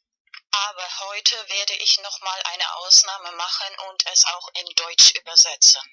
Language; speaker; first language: German; non-native, fluent; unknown